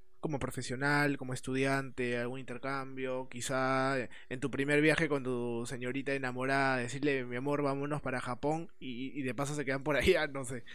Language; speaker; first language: Spanish; native; Spanish